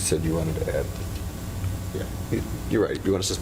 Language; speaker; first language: English; native; English